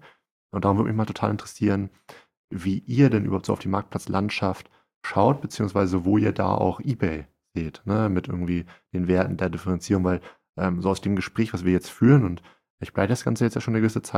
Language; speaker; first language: German; native; German